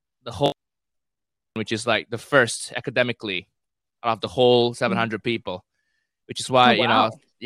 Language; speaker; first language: English; non-native, local second language; Cantonese